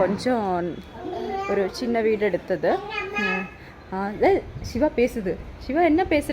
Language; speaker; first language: Tamil; non-native, learner; Malayalam